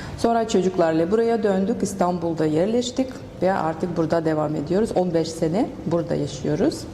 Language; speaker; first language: Turkish; non-native, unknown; Russian